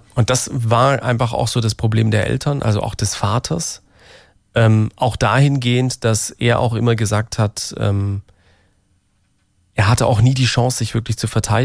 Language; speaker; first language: German; native; German